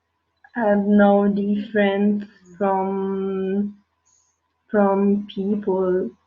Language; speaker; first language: English; non-native, learner; Italian